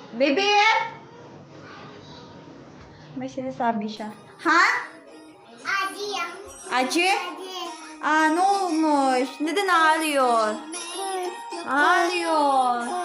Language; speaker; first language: Turkish; non-native, learner; Filipino